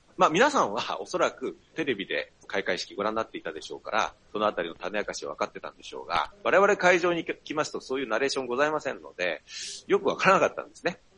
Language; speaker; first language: Japanese; native; Japanese